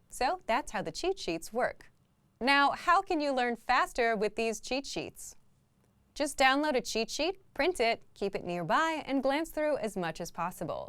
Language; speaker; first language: English; native; English